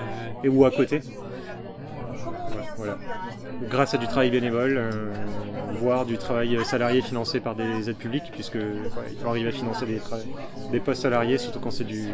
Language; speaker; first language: French; native; French